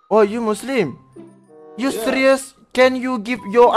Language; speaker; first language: English; non-native, learner; Malay